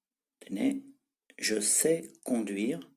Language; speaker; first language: French; non-native, fluent; Tibetan